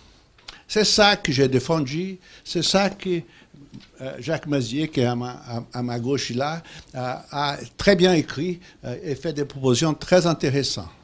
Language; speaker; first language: French; non-native, fluent; Portuguese